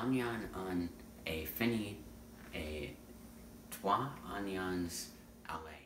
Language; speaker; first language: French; non-native, learner; English